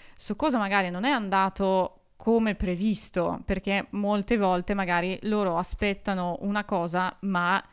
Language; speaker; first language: Italian; non-native, fluent; Russian